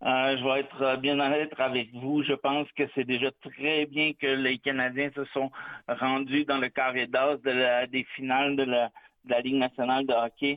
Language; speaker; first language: French; native; French